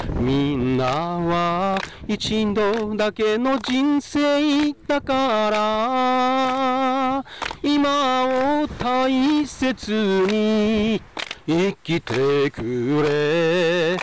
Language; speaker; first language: Japanese; native; Japanese